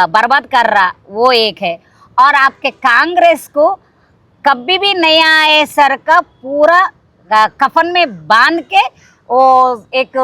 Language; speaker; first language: Hindi; non-native, local second language; Telugu